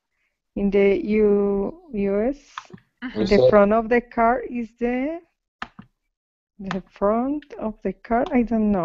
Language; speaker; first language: English; non-native, learner; Spanish